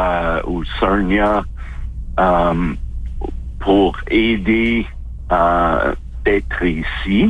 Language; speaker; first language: French; non-native, local second language; English